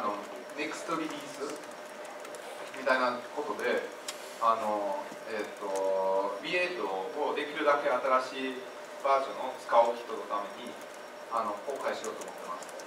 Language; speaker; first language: Japanese; non-native, fluent; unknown